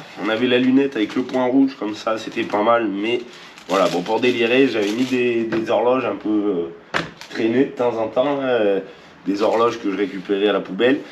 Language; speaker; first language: French; native; French